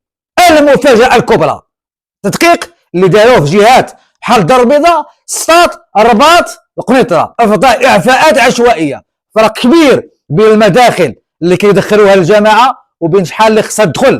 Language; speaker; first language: Arabic; native; Arabic